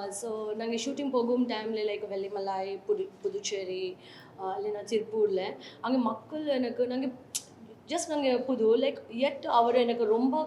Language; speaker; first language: Tamil; non-native, learner; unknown